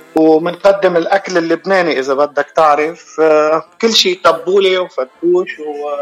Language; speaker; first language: Arabic; native; Arabic